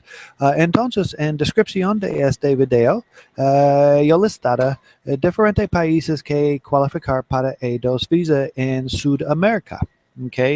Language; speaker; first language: Spanish; non-native, learner; English